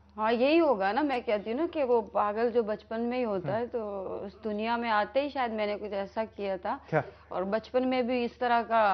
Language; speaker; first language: Urdu; non-native, local second language; Kashmiri